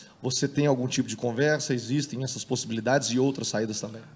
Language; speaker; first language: Portuguese; native; Portuguese